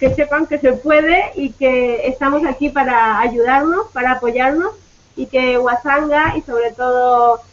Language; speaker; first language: Spanish; native; Spanish